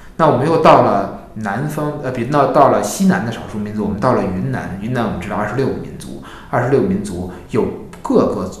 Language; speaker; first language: Chinese; native; Chinese